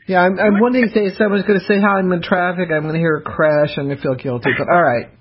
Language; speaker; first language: English; native; English